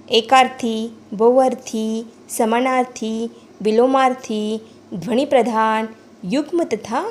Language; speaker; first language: Hindi; non-native, local second language; Marathi